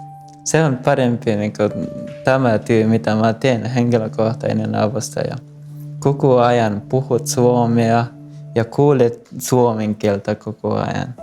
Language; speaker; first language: Finnish; non-native, learner; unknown